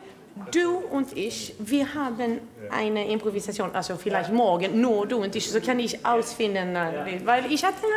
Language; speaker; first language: German; non-native, learner; Swedish